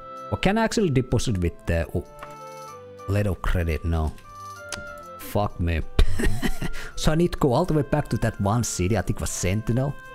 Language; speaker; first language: English; non-native, fluent; Finnish